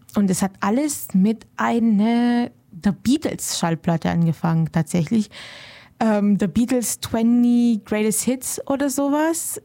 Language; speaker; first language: German; early bilingual, other home language; Romanian